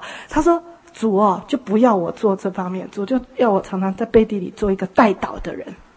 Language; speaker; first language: Chinese; native; Chinese